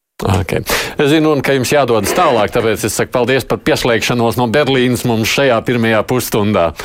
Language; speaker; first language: Latvian; native; Latvian